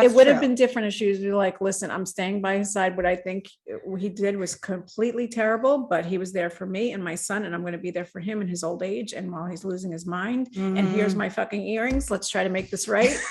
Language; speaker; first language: English; native; English